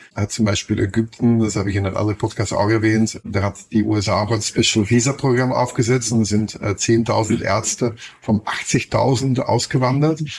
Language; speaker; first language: German; non-native, fluent; Dutch